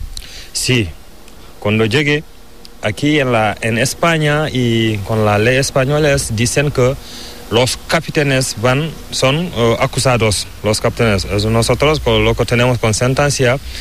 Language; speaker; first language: Spanish; non-native, learner; Fula